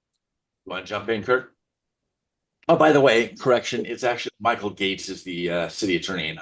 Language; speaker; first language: English; native; English